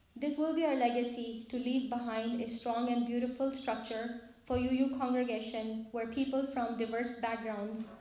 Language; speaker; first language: English; non-native, local second language; Urdu